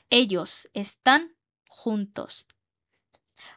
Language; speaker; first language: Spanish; non-native, fluent; Bangla